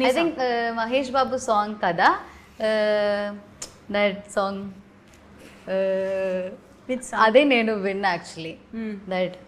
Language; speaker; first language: Telugu; non-native, learner; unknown